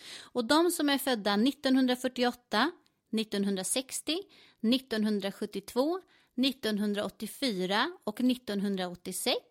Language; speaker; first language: Swedish; native; Swedish